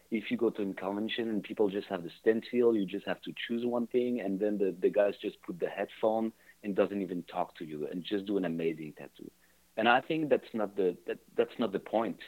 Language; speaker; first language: English; non-native, fluent; French